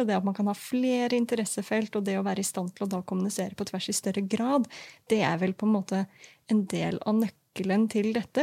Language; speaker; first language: Norwegian; native; Norwegian